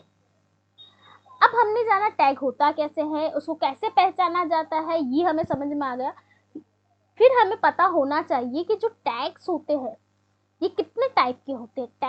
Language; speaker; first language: Hindi; native; Hindi